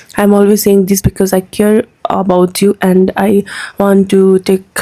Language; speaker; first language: English; non-native, local second language; Nepali